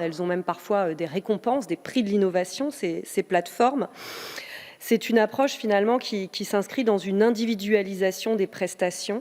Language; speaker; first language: French; native; French